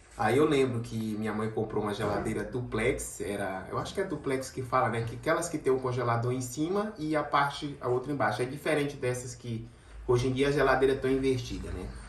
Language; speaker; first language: Portuguese; native; Portuguese